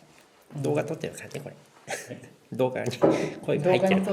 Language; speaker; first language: Japanese; native; Japanese